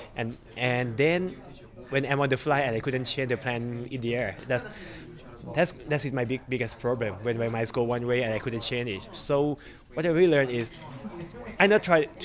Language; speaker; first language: English; non-native, learner; Thai